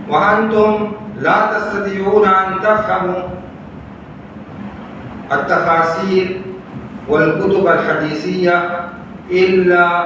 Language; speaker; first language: Arabic; non-native, fluent; Urdu